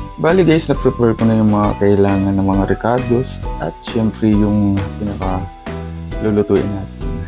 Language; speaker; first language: Filipino; non-native, local second language; Bikol